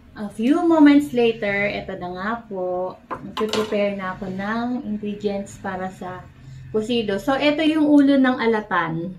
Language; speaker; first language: Filipino; non-native, local second language; Bikol